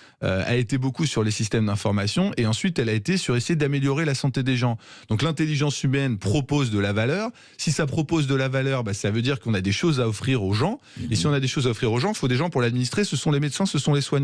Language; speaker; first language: French; native; French